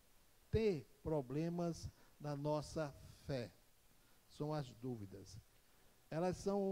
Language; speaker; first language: Portuguese; native; Portuguese